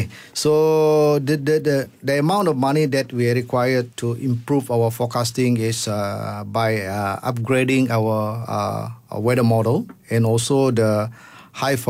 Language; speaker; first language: English; non-native, local second language; Malay